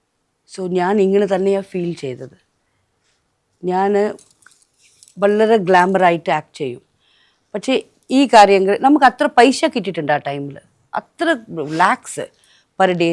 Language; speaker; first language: Malayalam; non-native, local second language; Tamil